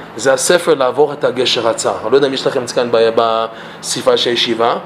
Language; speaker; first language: Hebrew; non-native, fluent; English